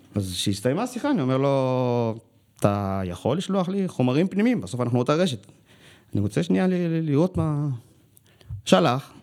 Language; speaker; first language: Hebrew; early bilingual, other home language; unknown